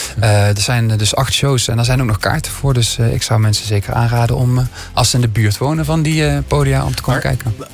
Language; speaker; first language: Dutch; native; Dutch